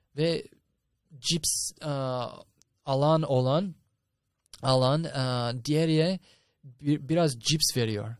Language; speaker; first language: Turkish; non-native, fluent; English